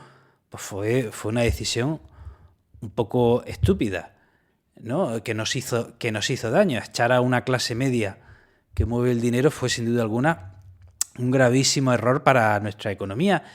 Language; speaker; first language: Spanish; native; Spanish